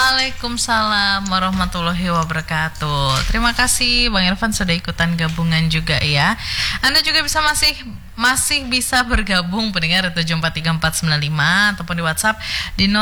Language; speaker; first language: Indonesian; native; Indonesian